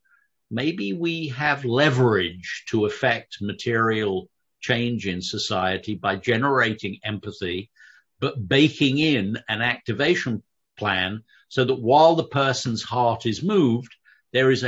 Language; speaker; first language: English; native; English